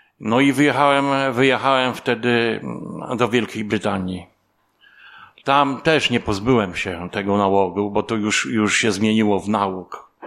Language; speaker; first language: Polish; native; Polish